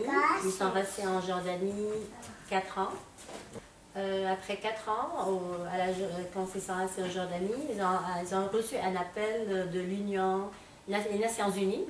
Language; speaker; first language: French; non-native, local second language; Arabic